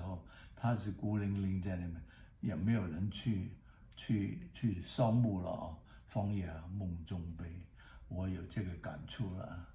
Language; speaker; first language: Chinese; non-native, local second language; Cantonese